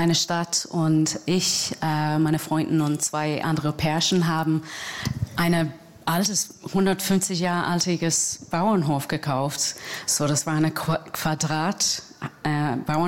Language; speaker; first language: German; non-native, fluent; English